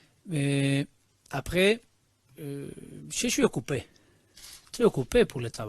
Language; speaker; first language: French; non-native, learner; Spanish